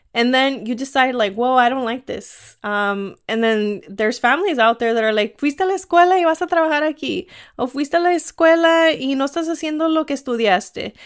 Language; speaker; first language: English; early bilingual, other home language; Spanish